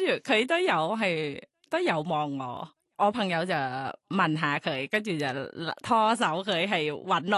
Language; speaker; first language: Cantonese; non-native, learner; Thai